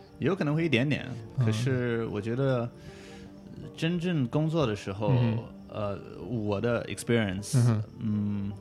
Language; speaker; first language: Chinese; early bilingual, heritage; Chinese